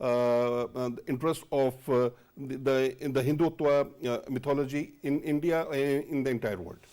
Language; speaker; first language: English; non-native, local second language; Urdu